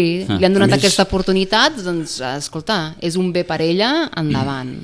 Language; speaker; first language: Catalan; native; Catalan